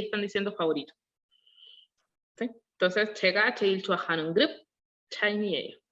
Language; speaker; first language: Spanish; non-native, learner; Korean